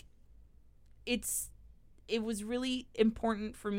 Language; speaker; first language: English; native; English